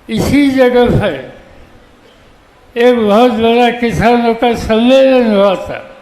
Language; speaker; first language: Hindi; non-native, local second language; Marathi